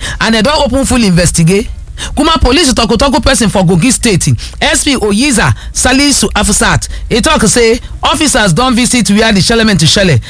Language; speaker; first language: Nigerian Pidgin; non-native, local second language; Yoruba